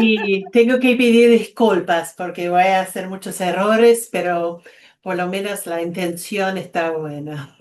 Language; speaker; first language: Spanish; non-native, fluent; English